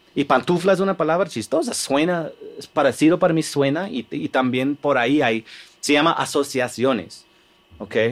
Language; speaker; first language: Spanish; non-native, fluent; English